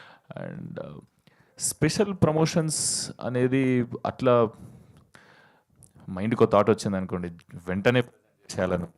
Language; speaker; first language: Telugu; native; Telugu